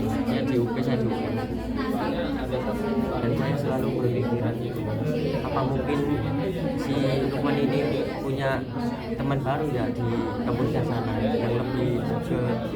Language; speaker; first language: Indonesian; native; Indonesian